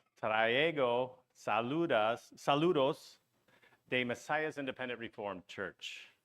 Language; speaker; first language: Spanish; non-native, learner; English